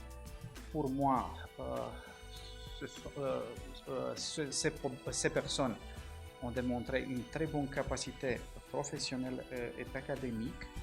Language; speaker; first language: French; non-native, fluent; Romanian